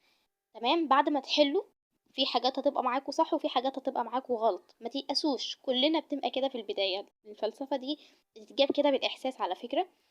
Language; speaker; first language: Arabic; native; Arabic